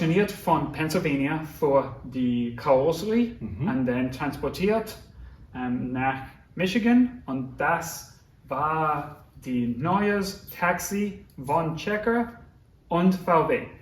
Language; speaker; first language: German; non-native, learner; English